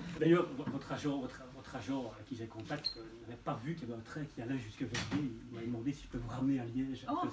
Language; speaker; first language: French; native; French